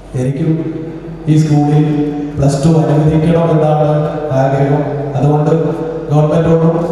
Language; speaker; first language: Malayalam; native; Malayalam